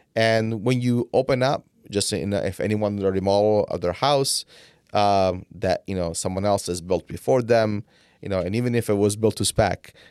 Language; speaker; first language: English; non-native, fluent; Italian